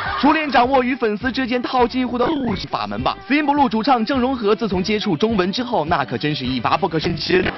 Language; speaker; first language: Chinese; native; Chinese